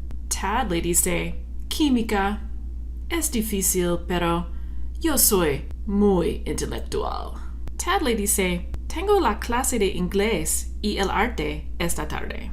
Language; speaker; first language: Spanish; non-native, fluent; English